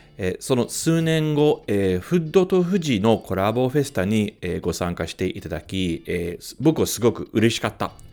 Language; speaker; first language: Japanese; non-native, fluent; English